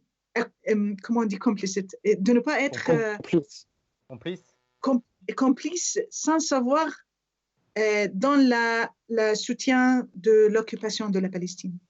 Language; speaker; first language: French; non-native, fluent; Arabic